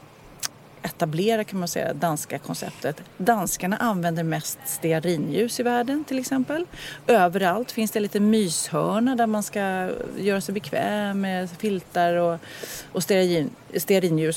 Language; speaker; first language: Swedish; native; Swedish